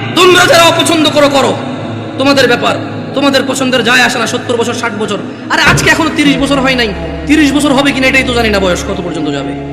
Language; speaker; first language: Bangla; early bilingual, heritage; Bangla